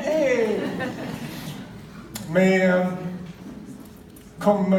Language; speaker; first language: French; non-native, fluent; Swedish